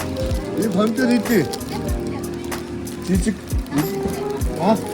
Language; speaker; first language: Korean; non-native, learner; Mongolian